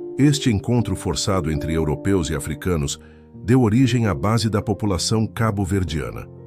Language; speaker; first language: Portuguese; non-native, local second language; Kabuverdianu